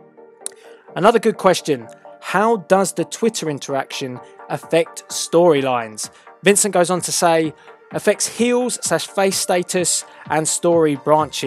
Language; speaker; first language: English; native; English